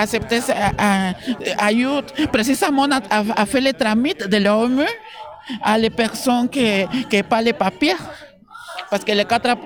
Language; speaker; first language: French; non-native, learner; Spanish